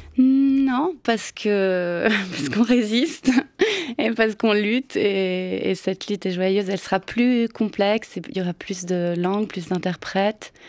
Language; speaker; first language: French; non-native, fluent; Italian